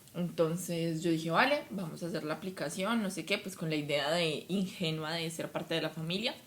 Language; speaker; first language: Spanish; native; Spanish